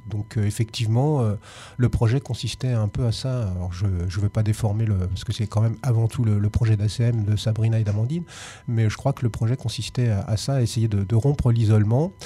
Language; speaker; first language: French; native; French